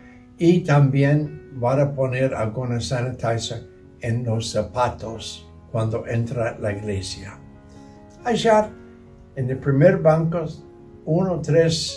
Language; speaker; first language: Spanish; non-native, learner; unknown